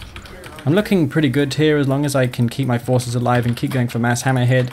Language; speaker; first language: English; native; English